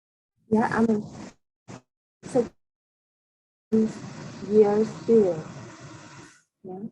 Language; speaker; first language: English; non-native, learner; Vietnamese